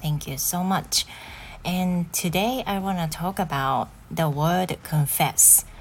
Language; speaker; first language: English; non-native, learner; Japanese